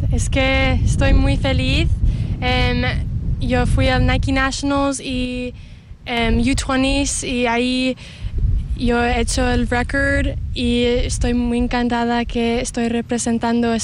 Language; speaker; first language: Spanish; early bilingual, heritage; English